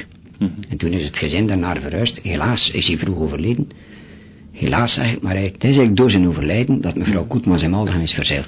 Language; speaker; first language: Dutch; native; Dutch